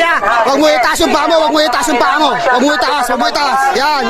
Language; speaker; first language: Filipino; native; Filipino